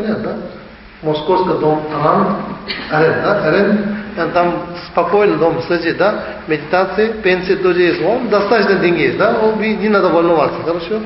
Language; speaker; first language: Russian; non-native, learner; Tibetan